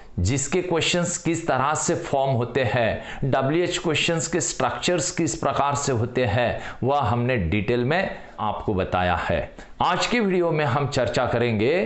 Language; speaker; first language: Hindi; non-native, local second language; Marathi